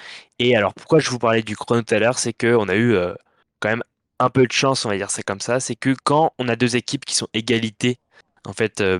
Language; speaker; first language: French; native; French